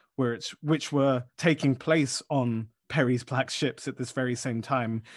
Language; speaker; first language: English; native; English